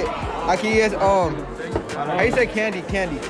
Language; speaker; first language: Spanish; non-native, learner; English